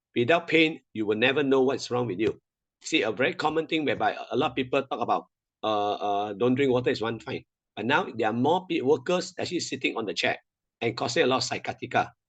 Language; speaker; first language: English; non-native, local second language; Chinese